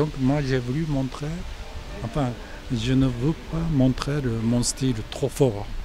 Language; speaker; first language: French; non-native, fluent; Japanese